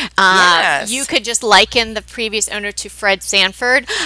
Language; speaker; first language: English; native; English